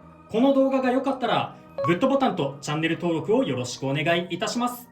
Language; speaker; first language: Japanese; native; Japanese